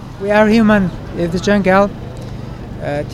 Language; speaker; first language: English; non-native, learner; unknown